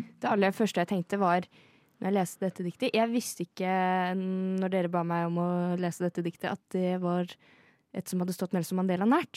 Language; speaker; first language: Norwegian; native; Norwegian